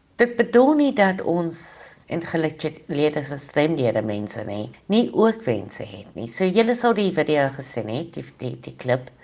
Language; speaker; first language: Afrikaans; non-native, local second language; English